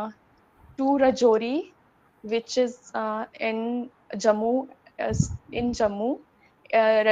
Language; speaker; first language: English; non-native, learner; Hindi